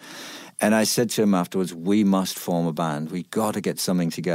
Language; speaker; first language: English; native; English